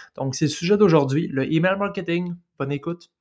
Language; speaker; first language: French; native; French